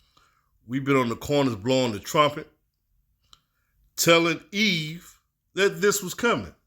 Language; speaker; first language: English; native; English